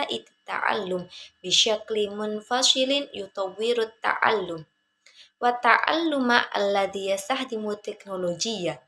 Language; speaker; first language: Arabic; non-native, learner; Indonesian